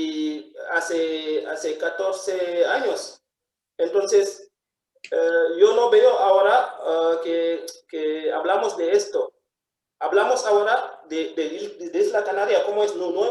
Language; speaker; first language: Spanish; non-native, fluent; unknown